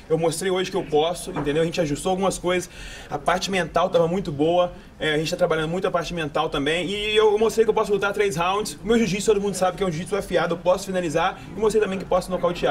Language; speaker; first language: Portuguese; native; Portuguese